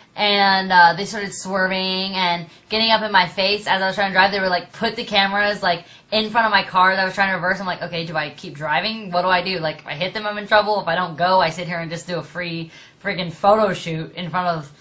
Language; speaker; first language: English; native; English